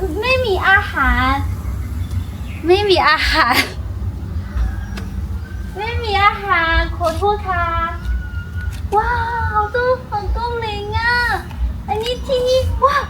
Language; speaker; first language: Thai; non-native, learner; Chinese